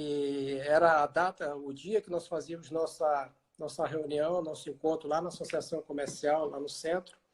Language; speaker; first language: Portuguese; native; Portuguese